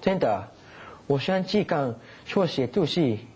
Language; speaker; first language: Chinese; non-native, learner; Japanese